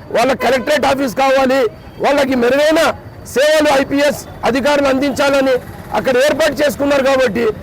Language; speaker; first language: Telugu; native; Telugu